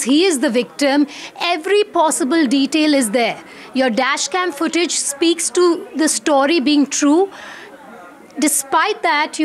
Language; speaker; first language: English; non-native, local second language; Hindi